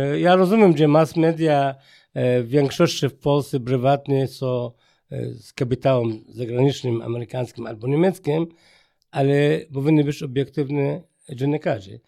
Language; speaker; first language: Polish; non-native, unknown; Arabic